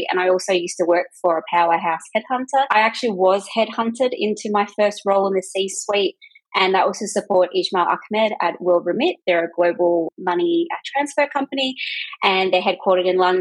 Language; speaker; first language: English; native; English